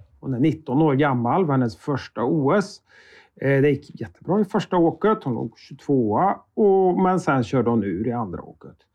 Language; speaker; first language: Swedish; native; Swedish